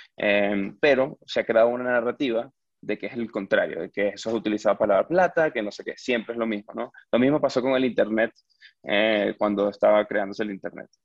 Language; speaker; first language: Spanish; native; Spanish